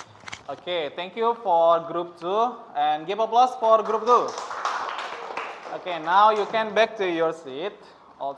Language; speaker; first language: English; non-native, learner; Indonesian